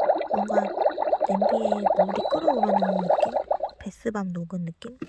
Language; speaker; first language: Korean; native; Korean